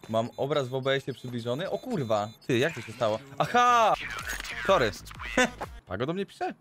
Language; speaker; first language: Polish; native; Polish